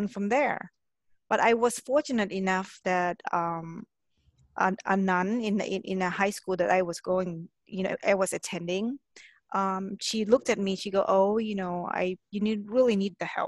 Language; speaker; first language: English; non-native, fluent; Thai